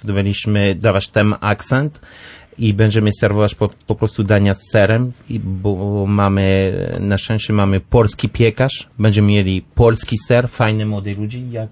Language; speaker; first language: Polish; non-native, learner; French